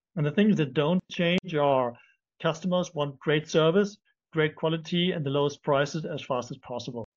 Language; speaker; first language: English; non-native, fluent; German